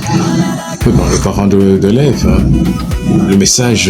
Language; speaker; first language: French; non-native, local second language; Luba-Lulua